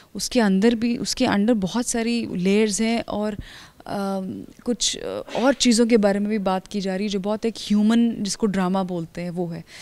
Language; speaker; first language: Hindi; native; Hindi